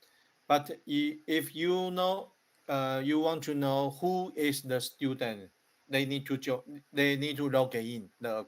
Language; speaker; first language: English; non-native, learner; Chinese